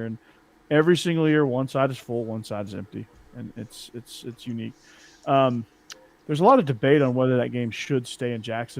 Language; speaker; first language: English; native; English